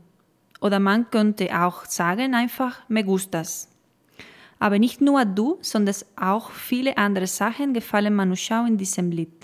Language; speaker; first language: German; non-native, fluent; Spanish